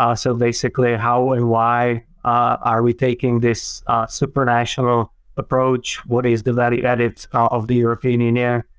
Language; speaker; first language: English; non-native, fluent; Czech